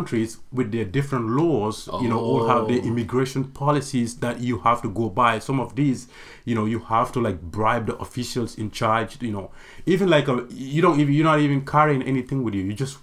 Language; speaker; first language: English; non-native, local second language; Mandingo